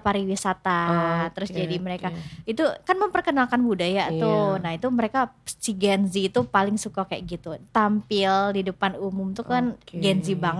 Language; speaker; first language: Indonesian; native; Indonesian